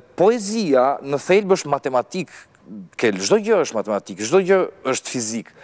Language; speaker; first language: Albanian; native; Albanian